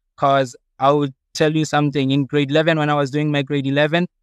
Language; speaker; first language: English; non-native, local second language; Southern Sotho